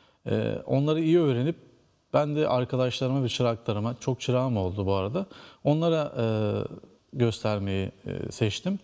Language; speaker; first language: Turkish; native; Turkish